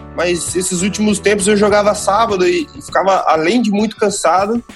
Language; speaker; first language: Portuguese; native; Portuguese